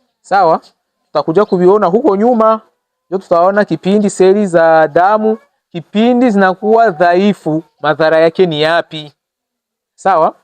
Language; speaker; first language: Swahili; non-native, local second language; Rundi